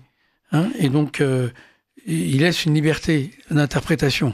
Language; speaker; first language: French; native; French